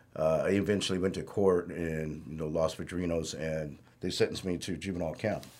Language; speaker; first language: English; native; English